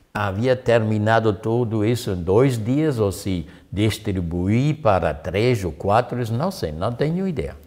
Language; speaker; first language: Portuguese; non-native, learner; German